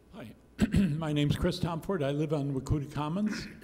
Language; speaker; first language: English; native; English